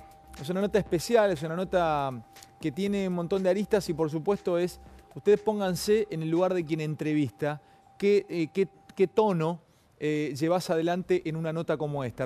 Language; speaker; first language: Spanish; native; Spanish